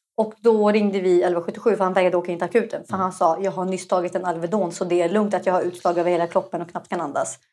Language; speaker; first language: Swedish; early bilingual, other home language; Arabic